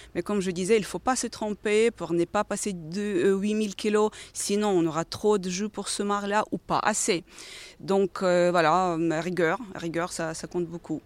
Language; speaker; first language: French; non-native, fluent; Ukrainian